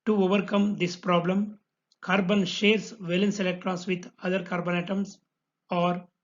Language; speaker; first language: English; non-native, local second language; Kannada